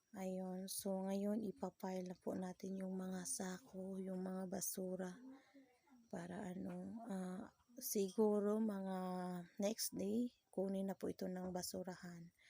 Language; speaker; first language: Filipino; non-native, local second language; Cebuano